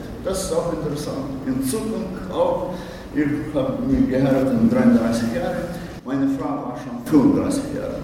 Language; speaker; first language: German; non-native, learner; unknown